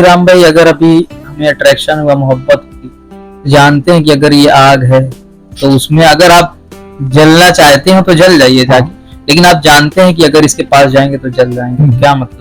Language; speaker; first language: Hindi; native; Hindi